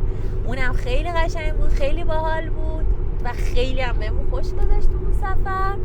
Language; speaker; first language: Persian; native; Persian